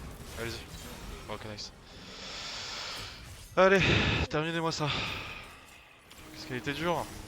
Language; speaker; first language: French; native; French